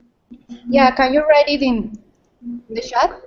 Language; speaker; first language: English; non-native, learner; Spanish